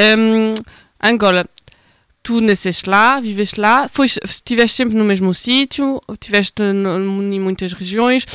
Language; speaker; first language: Portuguese; early bilingual, heritage; Portuguese